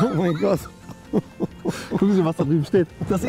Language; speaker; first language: German; native; German